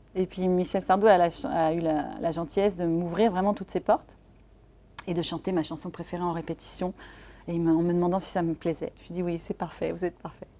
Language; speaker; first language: French; native; French